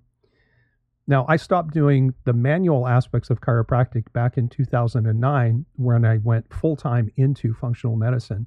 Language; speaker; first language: English; native; English